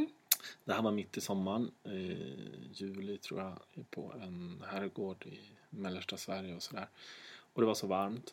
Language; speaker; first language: Swedish; native; Swedish